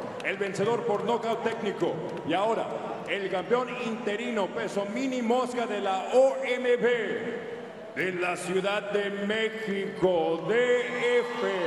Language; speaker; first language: Spanish; native; Spanish